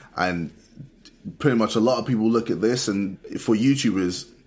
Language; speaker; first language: English; native; English